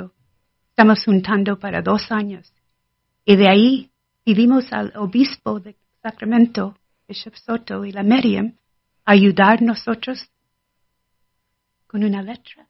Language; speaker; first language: Spanish; non-native, learner; English